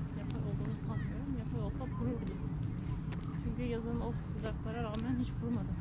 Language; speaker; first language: Turkish; native; Turkish